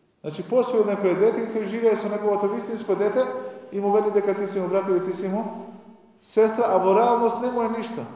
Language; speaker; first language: Macedonian; non-native, local second language; Albanian